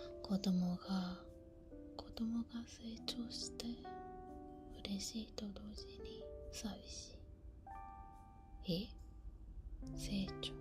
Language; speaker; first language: Japanese; non-native, learner; Spanish